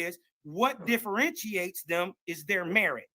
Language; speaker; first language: English; native; English